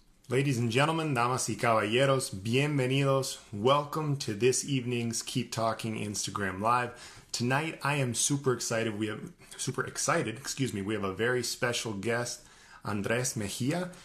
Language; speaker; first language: English; native; English